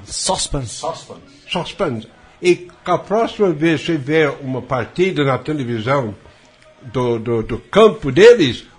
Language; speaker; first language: Portuguese; non-native, fluent; English